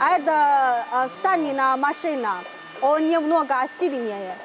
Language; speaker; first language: Russian; non-native, learner; Chinese